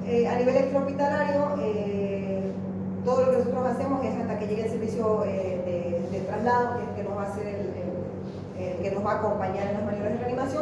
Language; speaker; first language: Spanish; native; Spanish